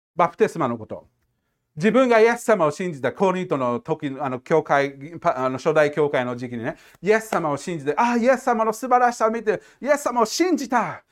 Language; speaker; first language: Japanese; non-native, fluent; English